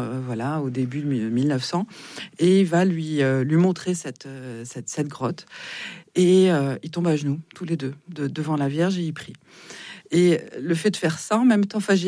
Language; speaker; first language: French; native; French